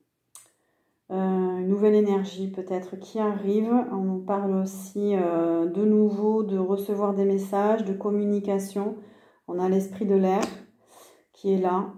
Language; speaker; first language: French; native; French